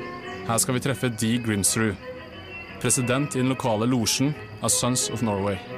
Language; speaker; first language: Norwegian; native; Norwegian